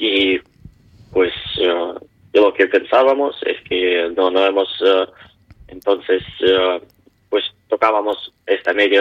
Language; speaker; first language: Spanish; non-native, learner; Ukrainian